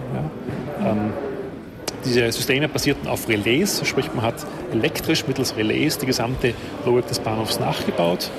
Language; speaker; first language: German; native; German